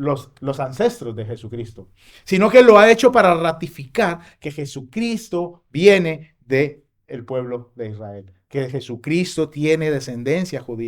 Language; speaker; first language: Spanish; native; Spanish